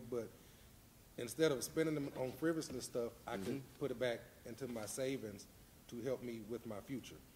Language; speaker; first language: English; native; English